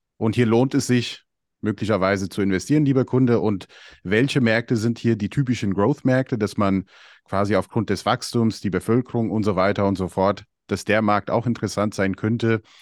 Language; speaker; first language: German; native; German